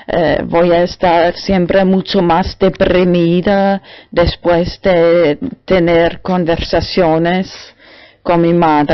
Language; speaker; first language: Spanish; non-native, learner; German